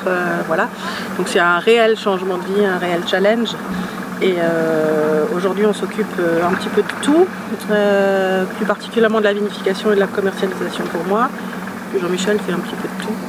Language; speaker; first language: French; native; French